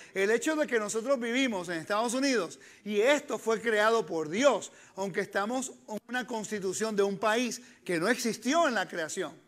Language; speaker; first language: Spanish; early bilingual, heritage; Spanish